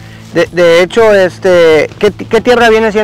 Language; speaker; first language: Spanish; native; Spanish